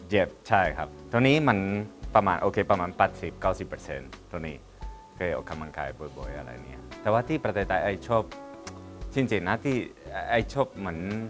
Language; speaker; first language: Thai; non-native, learner; Spanish